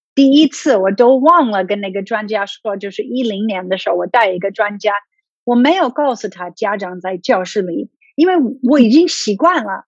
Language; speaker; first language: Chinese; non-native, fluent; English